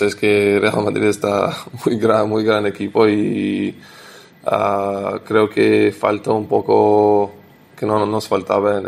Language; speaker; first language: Spanish; non-native, learner; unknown